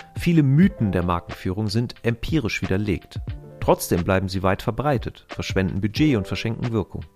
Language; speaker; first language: German; native; German